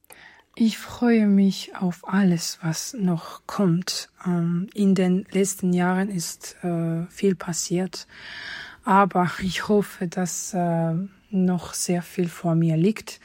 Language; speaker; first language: German; non-native, fluent; Georgian